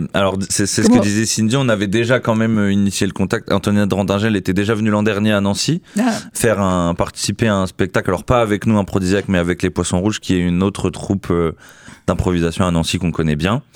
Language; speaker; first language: French; native; French